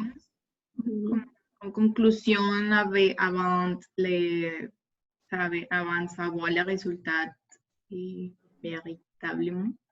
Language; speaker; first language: French; non-native, learner; Spanish